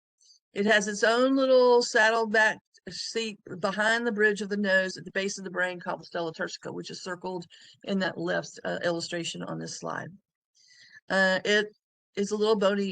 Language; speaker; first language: English; native; English